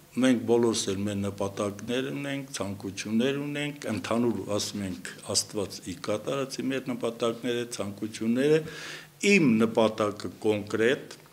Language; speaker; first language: Armenian; non-native, local second language; Kurdish